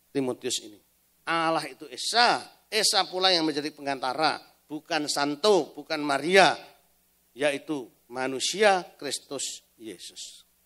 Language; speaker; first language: Indonesian; native; Indonesian